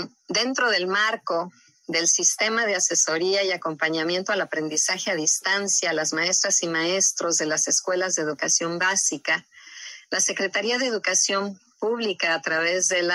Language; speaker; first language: Spanish; native; Spanish